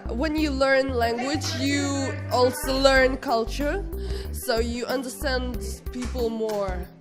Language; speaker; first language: English; non-native, fluent; Russian